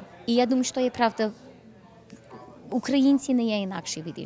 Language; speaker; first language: Ukrainian; early bilingual, heritage; Ukrainian